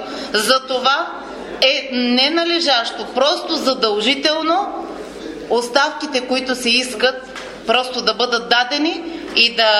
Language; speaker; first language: Bulgarian; native; Bulgarian